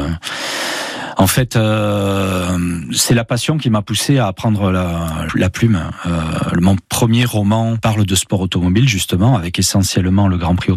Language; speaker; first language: French; native; French